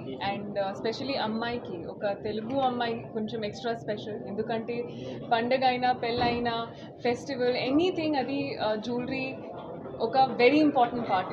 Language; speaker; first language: Telugu; non-native, fluent; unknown